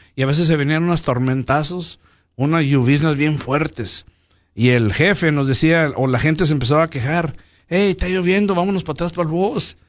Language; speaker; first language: Spanish; early bilingual, heritage; Spanish